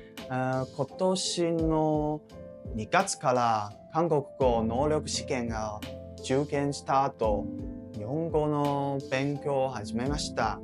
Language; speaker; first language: Japanese; non-native, learner; Hakka Chinese